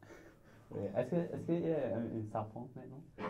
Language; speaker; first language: French; non-native, learner; English